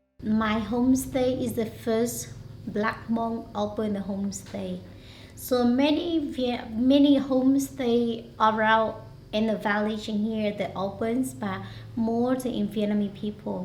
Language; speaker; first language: English; non-native, learner; Hmong